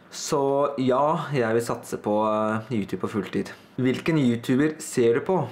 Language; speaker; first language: Norwegian; early bilingual, other home language; Thai